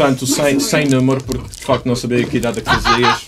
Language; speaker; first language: Portuguese; native; Portuguese